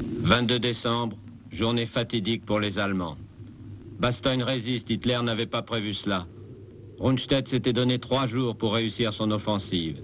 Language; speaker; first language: French; native; French